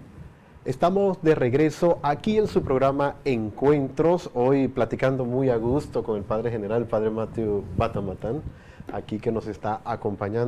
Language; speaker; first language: Spanish; native; Spanish